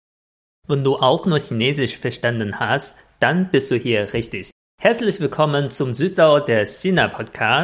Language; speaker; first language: German; non-native, fluent; Chinese